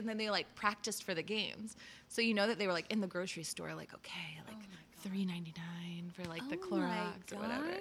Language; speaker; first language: English; native; English